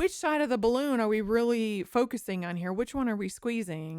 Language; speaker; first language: English; native; English